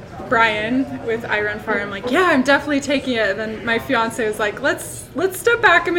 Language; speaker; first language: English; native; English